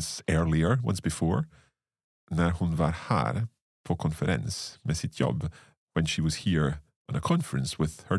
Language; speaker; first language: Swedish; non-native, learner; English